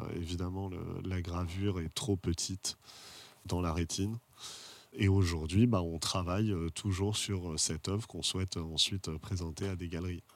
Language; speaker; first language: French; native; French